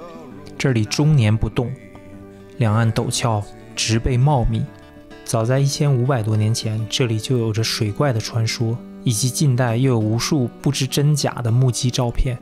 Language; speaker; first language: Chinese; native; Chinese